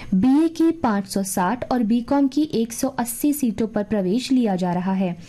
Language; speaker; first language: Hindi; native; Hindi